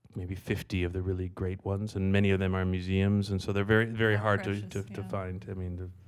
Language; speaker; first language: English; native; English